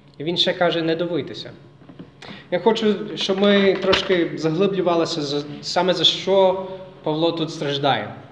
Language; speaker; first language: Ukrainian; non-native, fluent; English